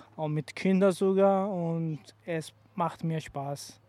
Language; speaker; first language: German; non-native, learner; Urdu